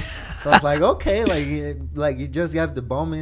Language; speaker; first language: English; non-native, fluent; Portuguese